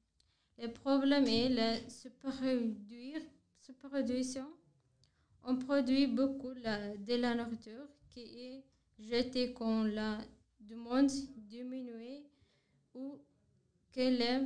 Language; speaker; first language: French; non-native, learner; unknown